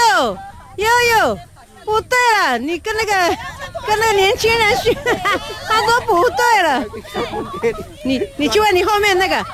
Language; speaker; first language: Chinese; native; Chinese